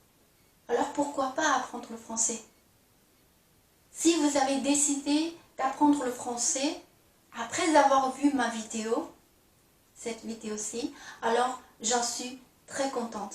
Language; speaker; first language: French; non-native, fluent; Chinese